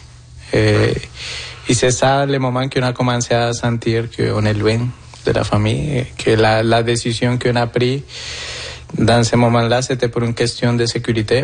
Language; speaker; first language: French; non-native, fluent; Spanish